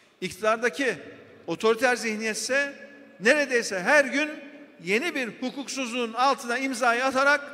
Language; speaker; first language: Turkish; native; Turkish